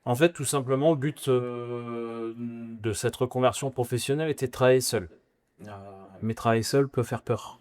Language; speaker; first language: French; native; French